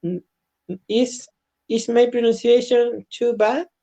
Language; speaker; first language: English; non-native, learner; Spanish